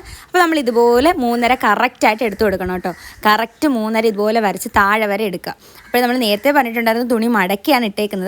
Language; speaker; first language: Malayalam; native; Malayalam